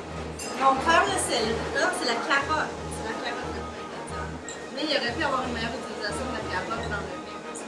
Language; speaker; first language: French; native; French